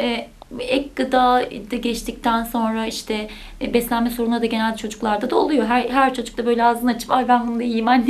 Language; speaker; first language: Turkish; native; Turkish